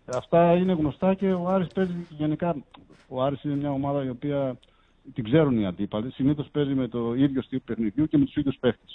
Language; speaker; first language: Greek; native; Greek